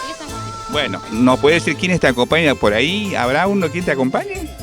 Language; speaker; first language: Spanish; native; Spanish